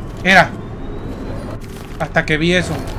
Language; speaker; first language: Spanish; native; Spanish